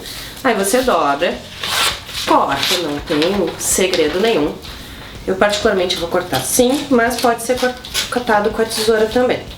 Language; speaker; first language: Portuguese; native; Portuguese